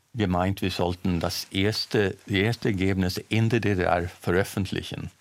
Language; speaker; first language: German; non-native, fluent; Swedish